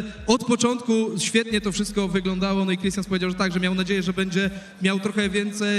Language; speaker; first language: Polish; native; Polish